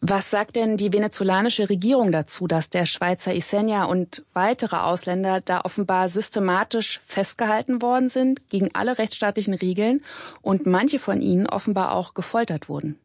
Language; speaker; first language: German; native; German